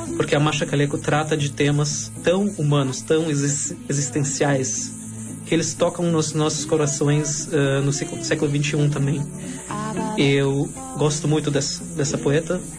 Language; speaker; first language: Portuguese; non-native, fluent; Russian